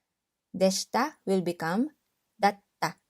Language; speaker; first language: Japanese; non-native, fluent; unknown